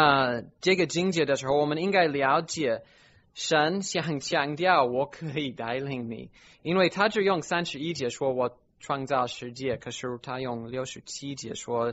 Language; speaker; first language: Chinese; non-native, fluent; English